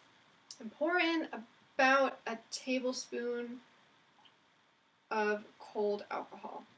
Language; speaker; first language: English; native; English